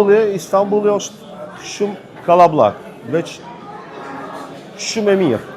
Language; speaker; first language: Albanian; early bilingual, heritage; Turkish